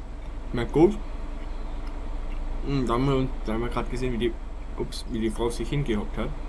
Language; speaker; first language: German; native; German